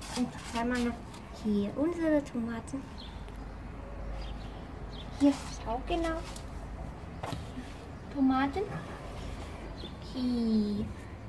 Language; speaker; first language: German; non-native, learner; Vietnamese